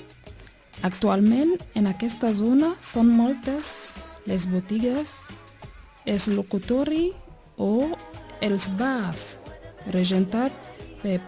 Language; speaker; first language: Catalan; non-native, fluent; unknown